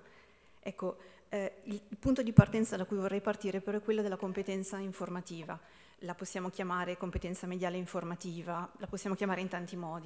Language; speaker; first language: Italian; native; Italian